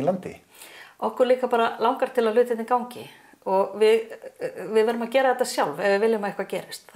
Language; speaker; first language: Icelandic; native; Icelandic